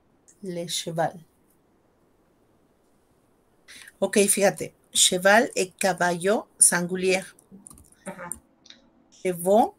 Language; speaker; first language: Spanish; native; Spanish